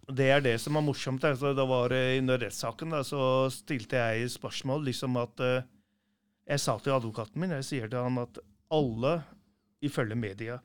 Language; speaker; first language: Norwegian; early bilingual, other home language; Urdu